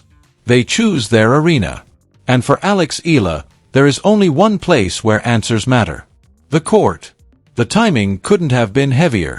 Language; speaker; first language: English; native; English